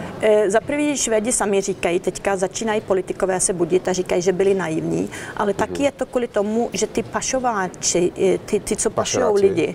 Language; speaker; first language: Czech; early bilingual, heritage; Czech